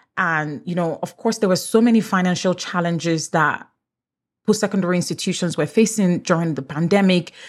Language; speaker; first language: English; native; English